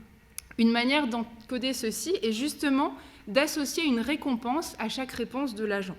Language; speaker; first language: French; native; French